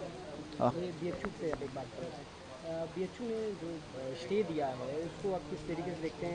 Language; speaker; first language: Hindi; native; Hindi